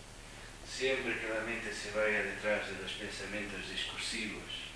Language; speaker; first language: Spanish; non-native, fluent; Portuguese